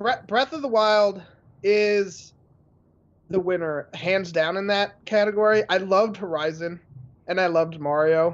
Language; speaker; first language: English; native; English